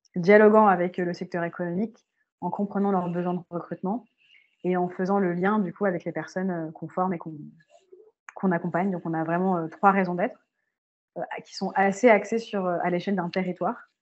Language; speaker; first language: French; native; French